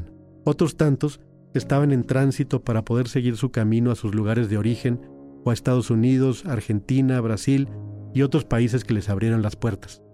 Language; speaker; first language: Spanish; native; Spanish